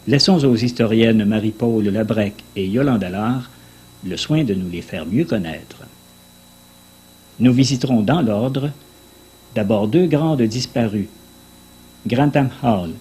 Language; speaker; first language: French; native; French